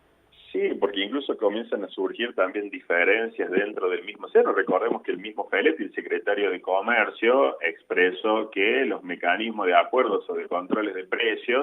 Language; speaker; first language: Spanish; native; Spanish